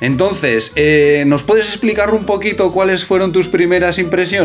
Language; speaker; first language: Spanish; native; Spanish